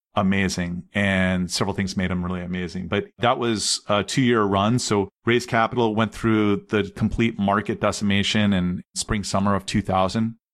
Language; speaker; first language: English; native; English